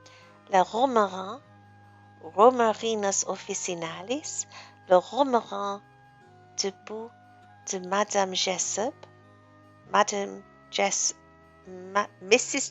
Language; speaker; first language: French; non-native, learner; English